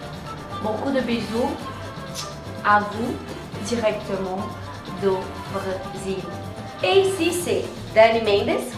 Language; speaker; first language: French; non-native, fluent; Portuguese